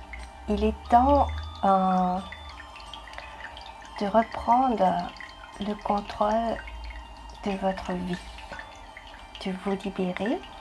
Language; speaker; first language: French; non-native, fluent; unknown